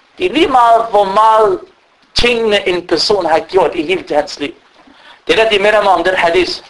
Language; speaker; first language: Danish; early bilingual, other home language; Arabic